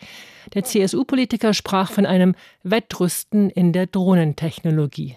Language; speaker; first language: German; native; German